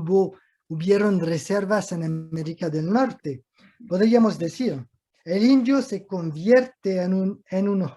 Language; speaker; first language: Spanish; non-native, fluent; French